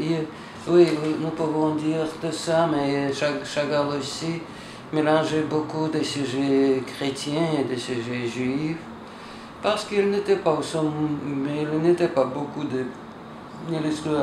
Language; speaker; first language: French; non-native, fluent; Russian